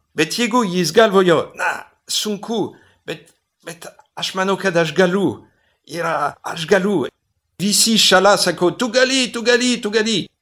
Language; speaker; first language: Lithuanian; non-native, fluent; French